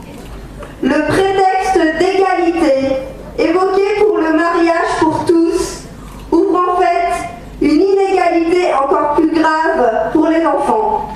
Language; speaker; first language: French; native; French